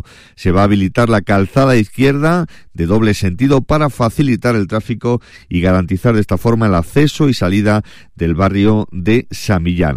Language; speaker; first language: Spanish; native; Spanish